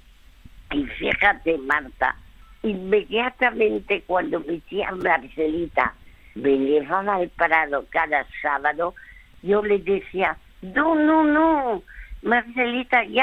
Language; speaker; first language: Spanish; early bilingual, other home language; French